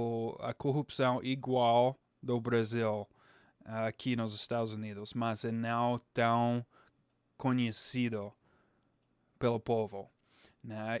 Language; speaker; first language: Portuguese; non-native, fluent; English